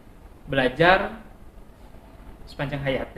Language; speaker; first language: Indonesian; native; Indonesian